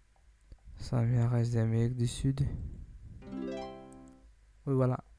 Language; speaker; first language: French; non-native, learner; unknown